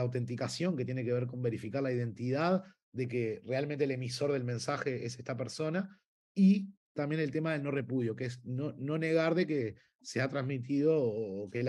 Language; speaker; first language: Spanish; native; Spanish